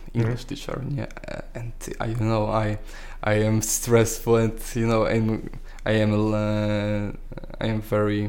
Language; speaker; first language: English; non-native, learner; Polish